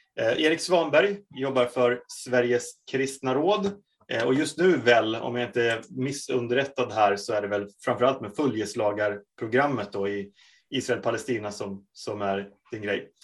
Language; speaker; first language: Swedish; native; Swedish